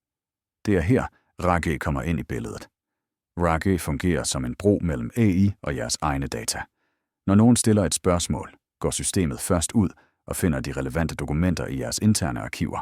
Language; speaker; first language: Danish; native; Danish